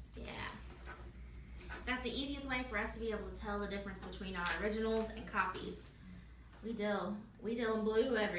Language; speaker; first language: English; native; English